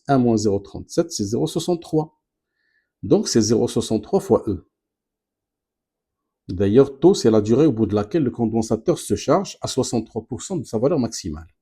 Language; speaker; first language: French; non-native, local second language; Arabic